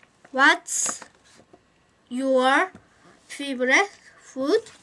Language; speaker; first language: English; non-native, learner; Korean